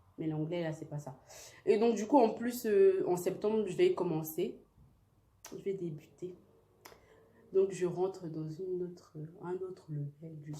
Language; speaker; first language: French; early bilingual, other home language; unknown